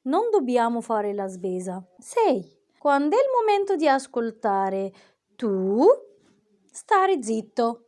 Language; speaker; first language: Italian; non-native, fluent; Arabic